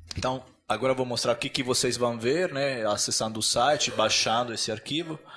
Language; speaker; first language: Portuguese; non-native, fluent; Italian